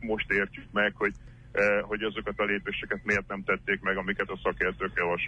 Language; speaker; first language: Hungarian; native; Hungarian